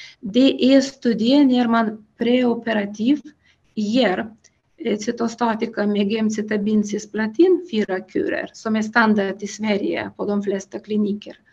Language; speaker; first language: Swedish; non-native, fluent; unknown